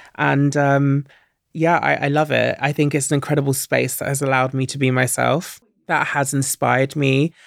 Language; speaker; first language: English; native; English